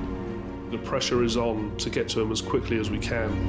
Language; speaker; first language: English; native; English